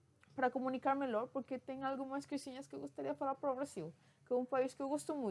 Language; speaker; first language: Portuguese; non-native, fluent; Spanish